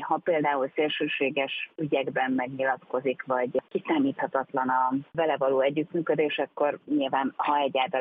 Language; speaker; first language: Hungarian; native; Hungarian